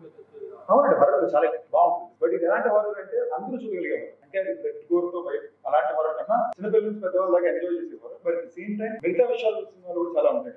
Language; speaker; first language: Telugu; native; Telugu